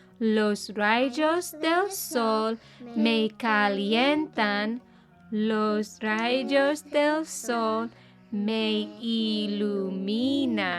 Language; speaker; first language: Spanish; non-native, fluent; English